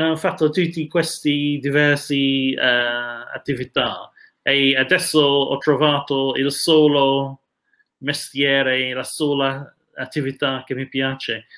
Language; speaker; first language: Italian; non-native, fluent; English